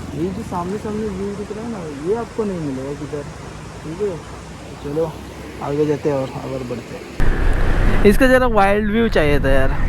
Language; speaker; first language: Hindi; non-native, local second language; Marathi